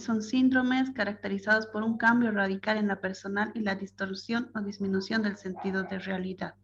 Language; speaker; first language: Spanish; native; Spanish